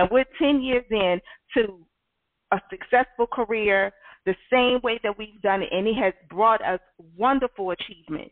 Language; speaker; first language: English; native; English